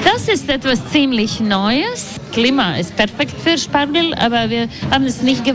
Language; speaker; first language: German; non-native, learner; Latvian